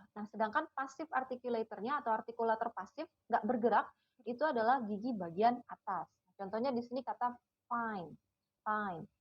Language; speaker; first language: Indonesian; native; Indonesian